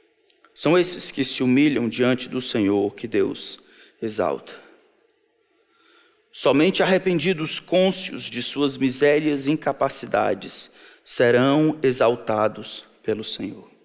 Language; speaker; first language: Portuguese; native; Portuguese